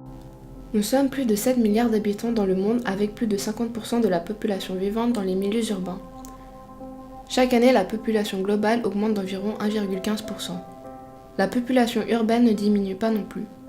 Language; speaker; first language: French; native; French